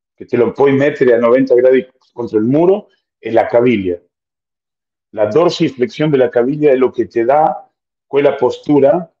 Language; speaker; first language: Italian; non-native, fluent; Spanish